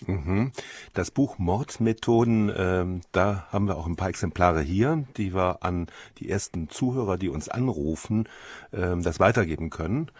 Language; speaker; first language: German; native; German